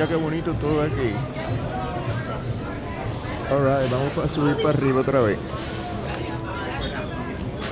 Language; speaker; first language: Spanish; early bilingual, heritage; Spanish